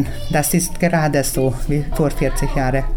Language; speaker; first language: German; early bilingual, heritage; German